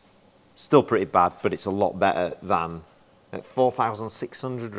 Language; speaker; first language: English; native; English